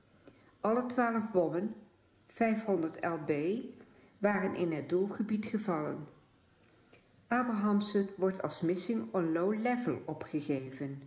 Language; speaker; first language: Dutch; native; Dutch